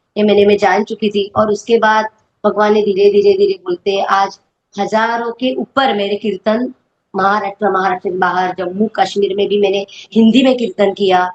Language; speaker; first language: Hindi; non-native, local second language; Marathi